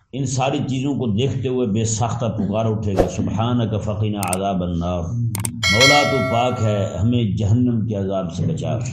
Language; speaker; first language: Urdu; non-native, local second language; Punjabi